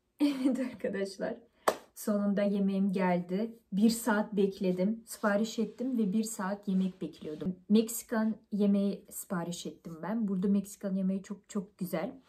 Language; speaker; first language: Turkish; native; Turkish